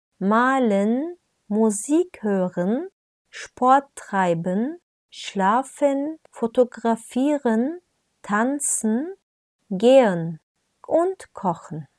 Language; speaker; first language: German; non-native, fluent; Turkish